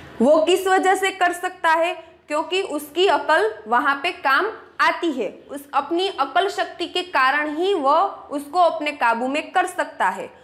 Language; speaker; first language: Hindi; non-native, local second language; Gujarati